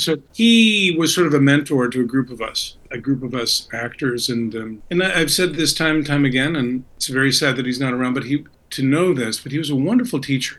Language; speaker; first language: English; native; English